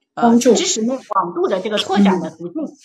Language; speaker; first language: Chinese; native; Chinese